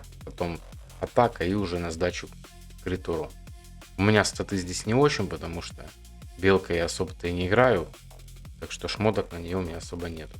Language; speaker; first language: Russian; native; Russian